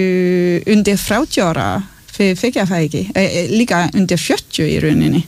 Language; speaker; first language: Icelandic; non-native, learner; French